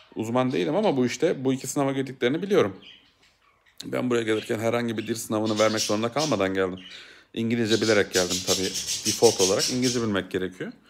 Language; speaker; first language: Turkish; native; Turkish